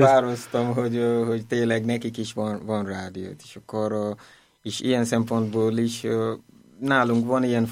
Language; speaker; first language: Hungarian; non-native, fluent; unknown